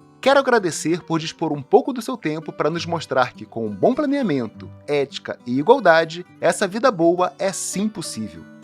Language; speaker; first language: Portuguese; native; Portuguese